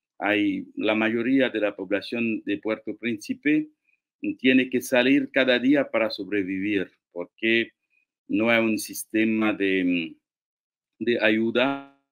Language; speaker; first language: Spanish; non-native, fluent; Haitian Creole